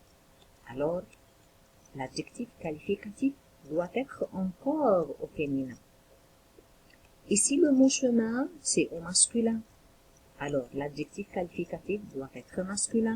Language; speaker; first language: French; non-native, local second language; Arabic